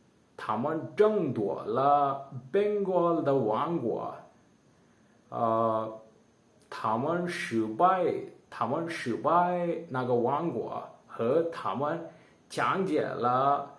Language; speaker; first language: Chinese; non-native, learner; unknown